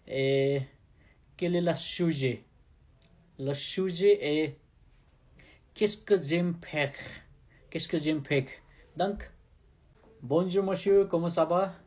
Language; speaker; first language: French; non-native, learner; Nepali